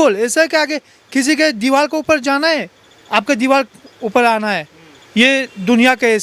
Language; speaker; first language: Hindi; non-native, learner; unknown